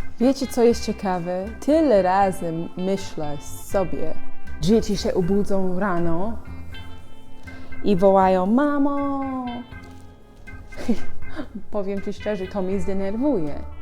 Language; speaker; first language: Polish; non-native, learner; English